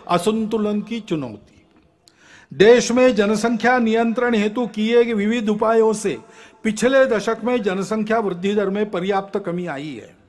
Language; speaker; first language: Hindi; non-native, local second language; Marathi